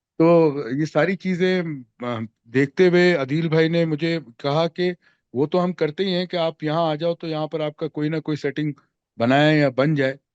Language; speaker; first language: Urdu; native; Urdu